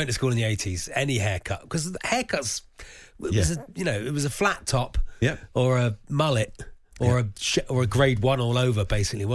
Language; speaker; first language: English; native; English